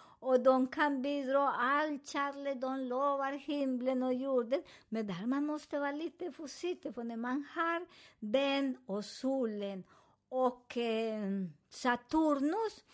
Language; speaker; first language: Swedish; non-native, fluent; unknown